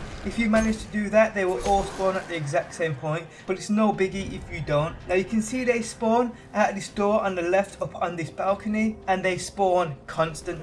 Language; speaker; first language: English; native; English